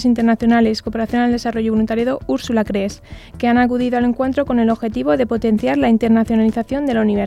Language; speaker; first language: Spanish; native; Spanish